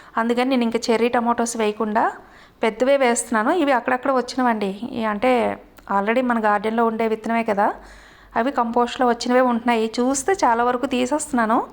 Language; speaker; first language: Telugu; native; Telugu